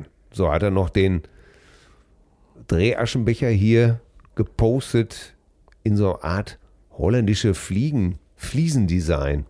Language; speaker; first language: German; native; German